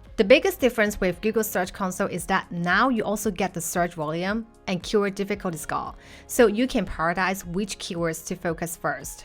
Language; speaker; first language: English; non-native, fluent; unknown